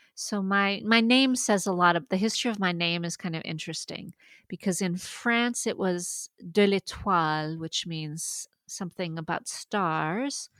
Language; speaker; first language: English; early bilingual, other home language; French